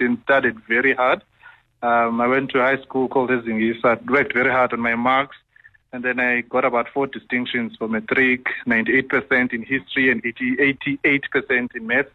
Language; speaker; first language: English; non-native, local second language; Xhosa